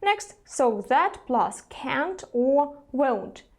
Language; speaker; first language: English; non-native, fluent; Russian